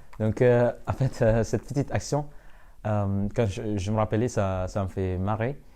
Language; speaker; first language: French; non-native, fluent; Indonesian